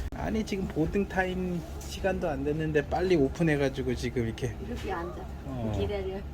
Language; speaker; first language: Korean; native; Korean